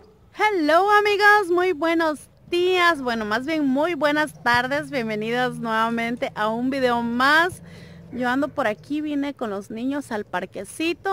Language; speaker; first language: Spanish; native; Spanish